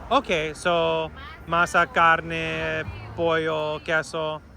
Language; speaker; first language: Spanish; non-native, learner; English